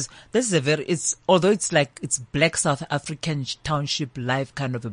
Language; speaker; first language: English; non-native, local second language; Northern Sotho